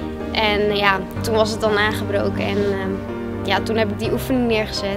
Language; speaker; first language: Dutch; early bilingual, other home language; Icelandic